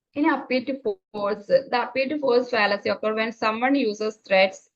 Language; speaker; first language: English; non-native, local second language; Malayalam